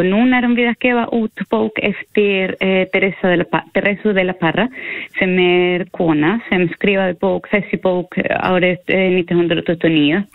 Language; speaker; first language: Icelandic; non-native, fluent; Spanish